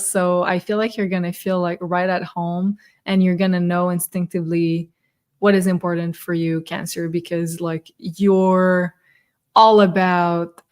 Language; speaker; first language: English; non-native, fluent; French